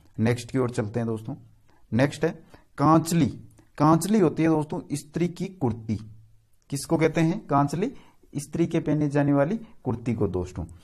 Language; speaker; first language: Hindi; native; Hindi